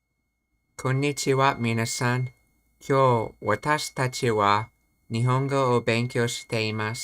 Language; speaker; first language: Japanese; non-native, learner; English